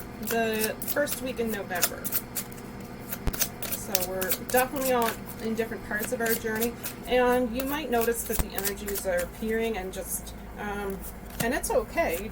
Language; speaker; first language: English; native; English